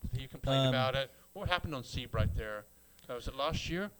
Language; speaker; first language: English; native; English